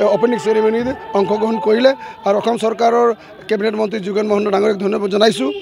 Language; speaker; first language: Assamese; non-native, local second language; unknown